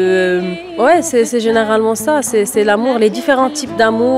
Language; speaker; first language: French; non-native, local second language; Arabic